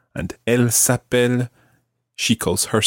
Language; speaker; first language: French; non-native, fluent; English